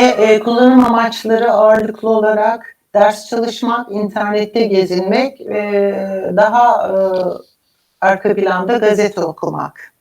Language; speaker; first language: Turkish; native; Turkish